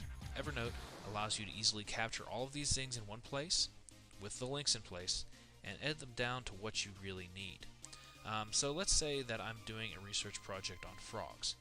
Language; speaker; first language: English; native; English